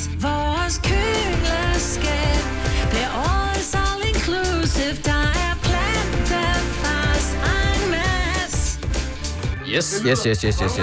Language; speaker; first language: Danish; native; Danish